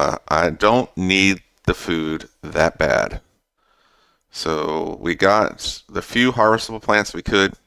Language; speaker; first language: English; native; English